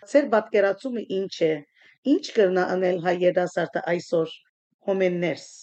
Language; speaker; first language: Armenian; early bilingual, heritage; Armenian